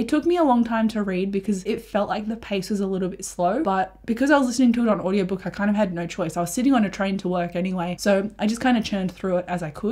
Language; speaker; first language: English; native; English